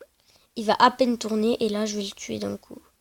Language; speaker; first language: French; native; French